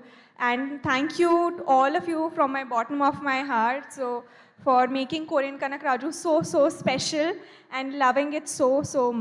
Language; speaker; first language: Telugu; non-native, learner; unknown